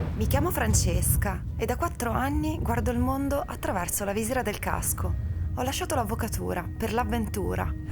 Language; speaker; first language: Italian; native; Italian